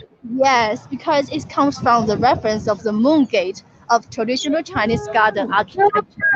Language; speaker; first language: English; non-native, fluent; Chinese